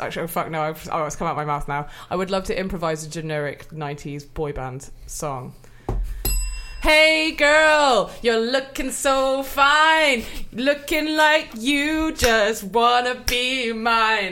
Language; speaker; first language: English; native; English